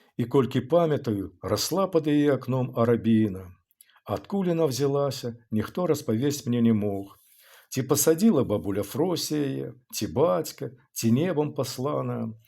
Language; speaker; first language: Belarusian; native; Belarusian